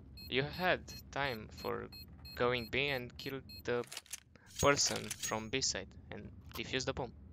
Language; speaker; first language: English; non-native, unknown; Romanian